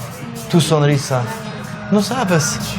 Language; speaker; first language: Spanish; non-native, learner; Polish